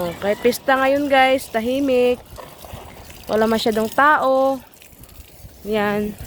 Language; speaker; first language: Filipino; non-native, local second language; Cebuano